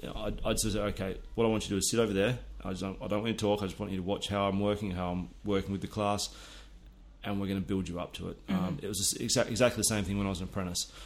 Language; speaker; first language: English; native; English